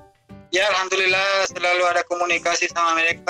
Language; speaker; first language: Indonesian; non-native, fluent; Spanish